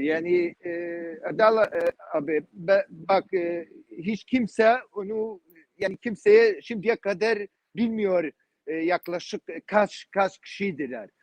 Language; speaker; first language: Turkish; non-native, learner; Kurdish